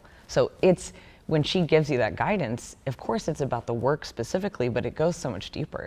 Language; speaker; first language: English; native; English